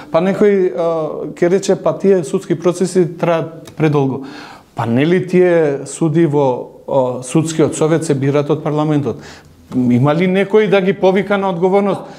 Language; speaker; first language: Macedonian; non-native, local second language; Albanian